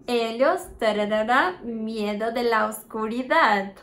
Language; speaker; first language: Spanish; non-native, fluent; Portuguese